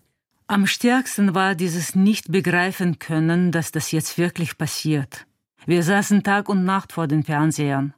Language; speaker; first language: German; non-native, fluent; Chechen